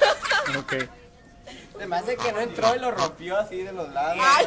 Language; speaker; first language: Spanish; native; Spanish